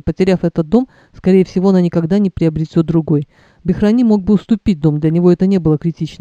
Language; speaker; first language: Russian; native; Russian